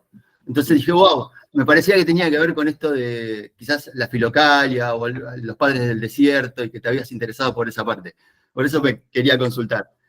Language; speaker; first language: Spanish; native; Spanish